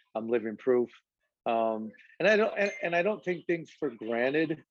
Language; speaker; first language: English; native; English